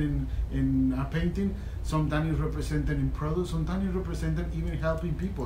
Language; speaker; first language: English; non-native, fluent; Spanish